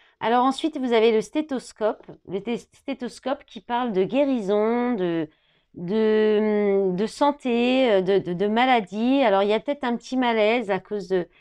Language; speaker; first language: French; native; French